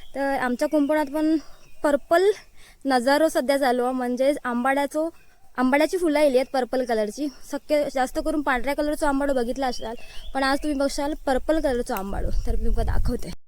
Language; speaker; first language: Marathi; non-native, local second language; Konkani